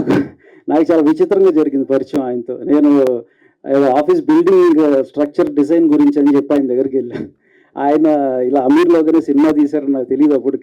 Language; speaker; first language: Telugu; native; Telugu